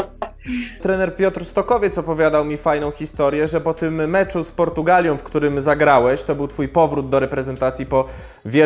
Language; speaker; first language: Polish; native; Polish